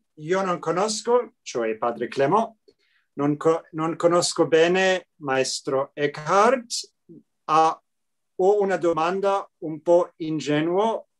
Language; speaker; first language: Italian; non-native, fluent; English